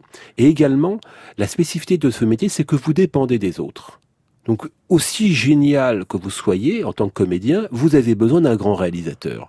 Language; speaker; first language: French; native; French